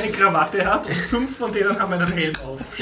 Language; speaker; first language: German; native; German